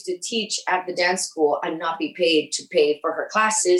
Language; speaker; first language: English; early bilingual, other home language; Spanish